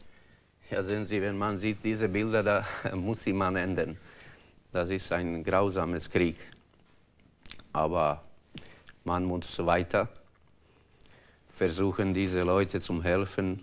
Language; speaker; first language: German; non-native, learner; Croatian